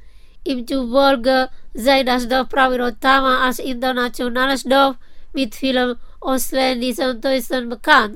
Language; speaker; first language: German; non-native, fluent; Indonesian